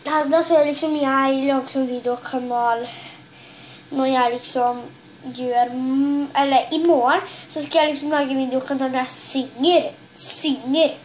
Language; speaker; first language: Swedish; early bilingual, other home language; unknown